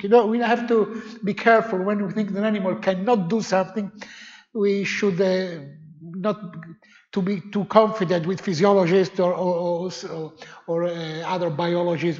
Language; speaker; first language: English; non-native, fluent; Italian